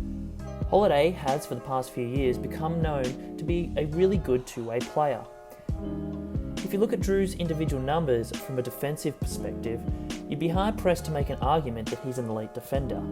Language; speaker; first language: English; native; English